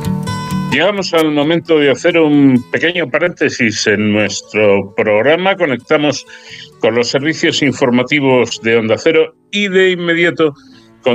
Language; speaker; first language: Spanish; native; Spanish